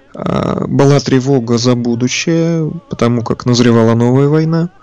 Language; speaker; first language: Russian; native; Russian